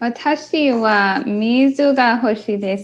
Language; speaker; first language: Japanese; non-native, learner; English